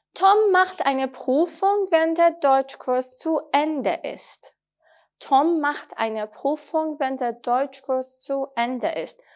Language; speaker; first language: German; non-native, fluent; Persian